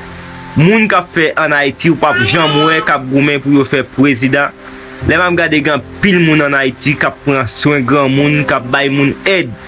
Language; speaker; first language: Haitian Creole; native; Haitian Creole